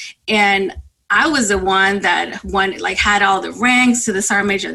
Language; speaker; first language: English; non-native, fluent; Spanish